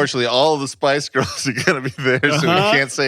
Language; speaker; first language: English; native; English